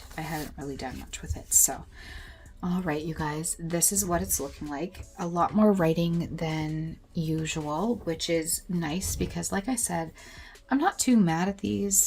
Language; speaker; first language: English; native; English